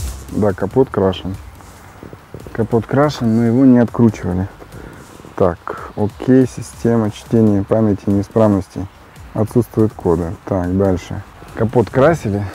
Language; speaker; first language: Russian; native; Russian